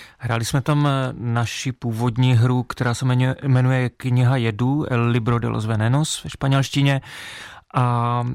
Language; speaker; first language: Czech; native; Czech